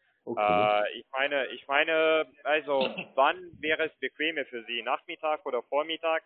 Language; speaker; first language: German; non-native, fluent; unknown